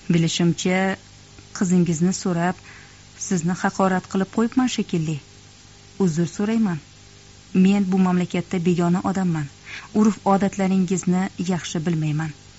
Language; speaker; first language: Uzbek; native; Uzbek